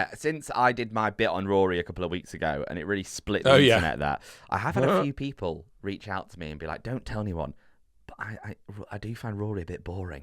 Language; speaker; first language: English; native; English